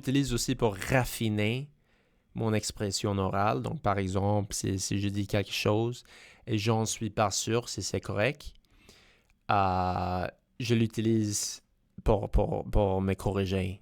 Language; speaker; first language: French; non-native, fluent; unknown